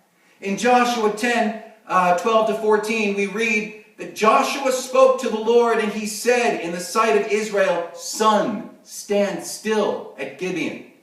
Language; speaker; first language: English; native; English